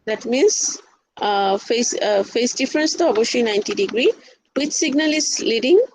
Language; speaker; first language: English; non-native, local second language; Bangla